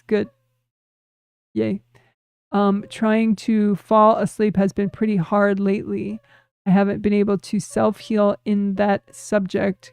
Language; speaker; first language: English; native; English